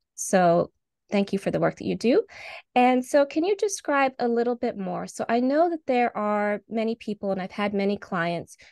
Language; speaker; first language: English; native; English